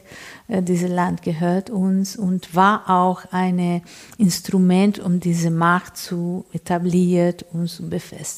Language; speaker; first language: German; non-native, fluent; Spanish